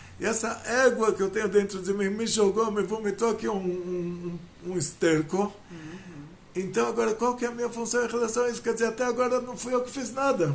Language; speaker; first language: Portuguese; non-native, fluent; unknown